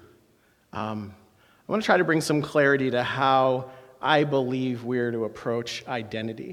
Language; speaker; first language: English; native; English